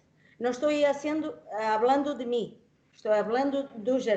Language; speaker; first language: Spanish; non-native, learner; Portuguese